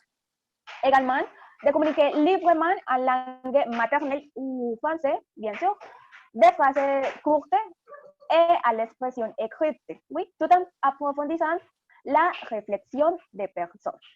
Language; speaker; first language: French; non-native, fluent; Spanish